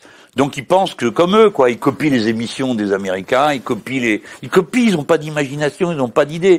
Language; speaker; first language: French; native; French